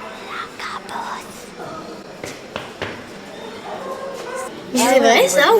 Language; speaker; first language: French; native; French